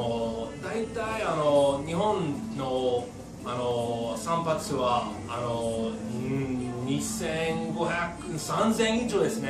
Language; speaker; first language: Japanese; non-native, fluent; English